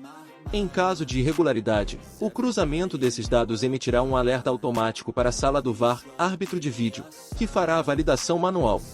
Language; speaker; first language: Portuguese; native; Portuguese